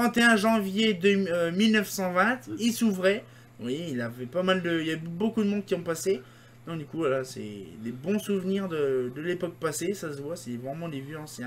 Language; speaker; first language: French; native; French